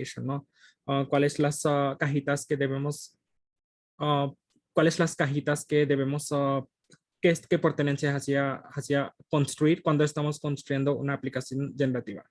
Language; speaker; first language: Spanish; non-native, fluent; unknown